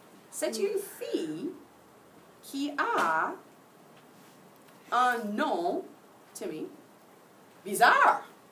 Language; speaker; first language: French; non-native, fluent; English